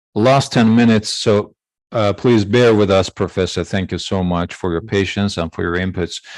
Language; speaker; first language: English; non-native, fluent; Azerbaijani